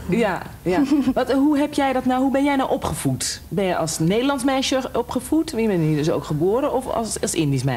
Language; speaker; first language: Dutch; native; Dutch